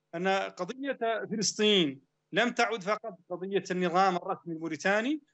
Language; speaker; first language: Arabic; native; Arabic